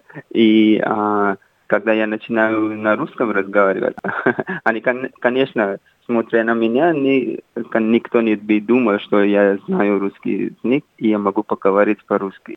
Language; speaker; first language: Russian; non-native, fluent; Hindi